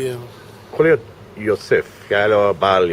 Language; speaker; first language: Hebrew; non-native, fluent; English